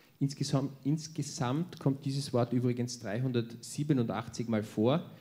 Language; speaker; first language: German; native; German